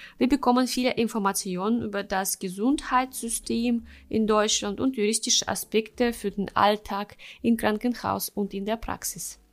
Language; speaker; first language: German; non-native, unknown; Russian